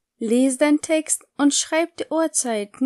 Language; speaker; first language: German; non-native, fluent; Turkish